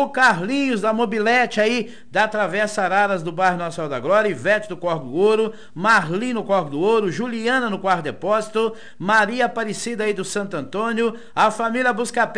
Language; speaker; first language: Portuguese; native; Portuguese